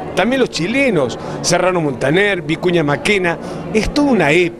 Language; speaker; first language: Spanish; native; Spanish